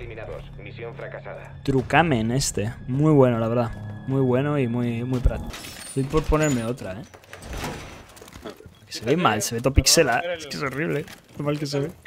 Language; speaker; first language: Spanish; native; Spanish